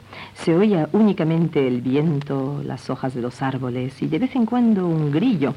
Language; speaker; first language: Spanish; non-native, local second language; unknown